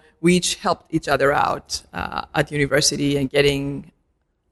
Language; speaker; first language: English; non-native, fluent; Arabic